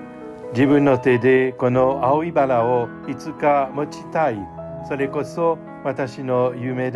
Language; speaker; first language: Japanese; non-native, learner; French